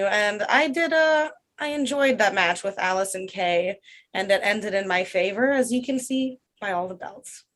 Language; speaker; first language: English; non-native, fluent; Russian